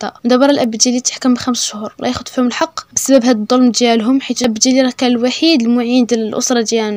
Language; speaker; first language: Arabic; native; Arabic